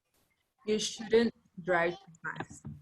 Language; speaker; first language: English; non-native, learner; Spanish